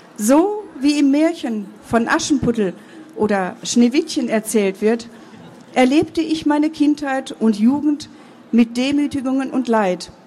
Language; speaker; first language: German; early bilingual, other home language; Kurdish